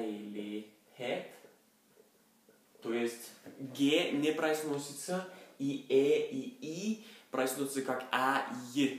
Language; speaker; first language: Russian; non-native, fluent; Norwegian